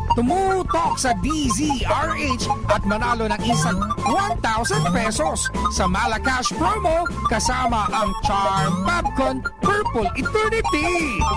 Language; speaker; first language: Filipino; native; Filipino